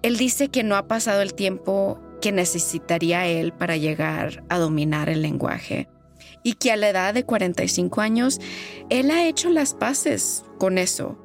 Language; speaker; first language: Spanish; early bilingual, heritage; Spanish